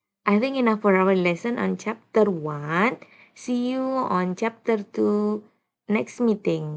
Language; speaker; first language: English; non-native, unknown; Indonesian